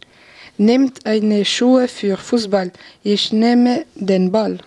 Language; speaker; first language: German; non-native, learner; French